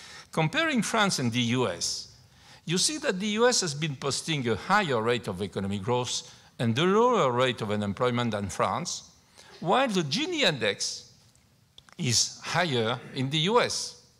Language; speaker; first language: English; non-native, fluent; French